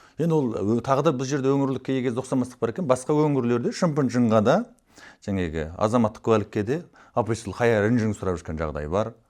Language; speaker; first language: Kazakh; early bilingual, heritage; Kazakh